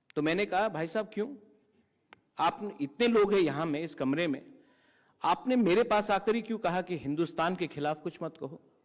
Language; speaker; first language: Hindi; non-native, local second language; Kok Borok